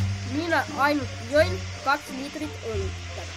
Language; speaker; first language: Finnish; non-native, learner; Estonian